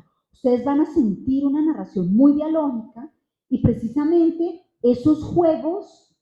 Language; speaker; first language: Spanish; native; Spanish